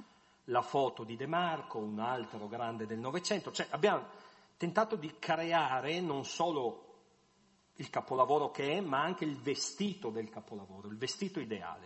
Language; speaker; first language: Italian; native; Italian